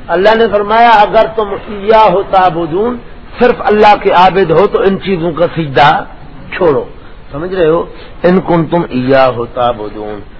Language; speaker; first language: Urdu; non-native, local second language; Punjabi